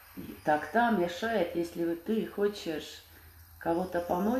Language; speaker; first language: Russian; non-native, fluent; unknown